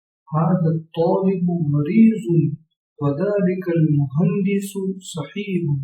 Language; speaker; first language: Arabic; non-native, fluent; Urdu